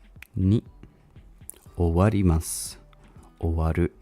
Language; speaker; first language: Japanese; non-native, learner; English